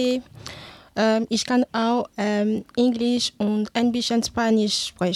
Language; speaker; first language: German; non-native, learner; French